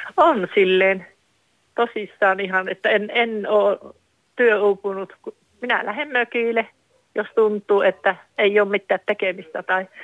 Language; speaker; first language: Finnish; native; Finnish